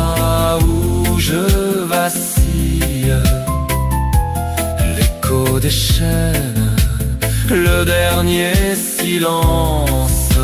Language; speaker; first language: French; native; French